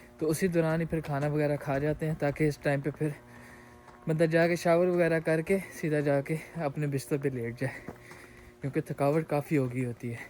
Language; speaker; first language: Urdu; non-native, local second language; Punjabi